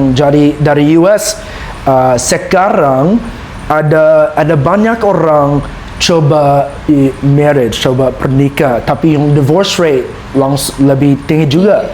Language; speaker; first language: Indonesian; non-native, learner; English